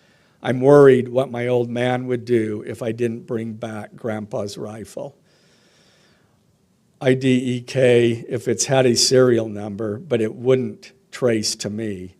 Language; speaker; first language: English; native; English